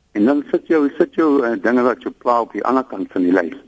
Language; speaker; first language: Afrikaans; non-native, fluent; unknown